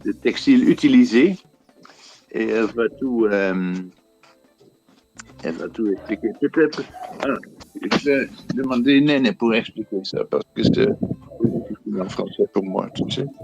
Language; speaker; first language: French; non-native, fluent; Dutch